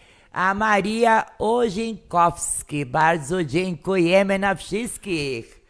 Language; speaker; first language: Polish; non-native, learner; Portuguese